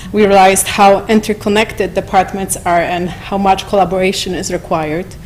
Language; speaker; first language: English; non-native, fluent; Polish